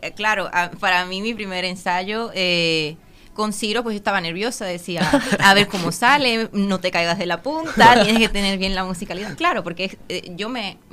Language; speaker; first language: Spanish; native; Spanish